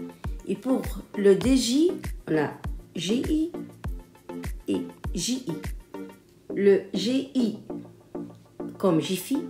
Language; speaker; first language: French; non-native, local second language; Arabic